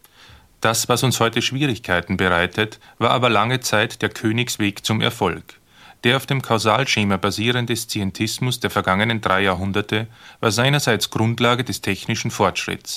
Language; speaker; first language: German; native; German